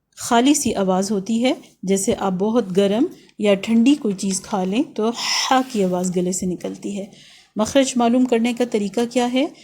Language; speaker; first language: Urdu; native; Urdu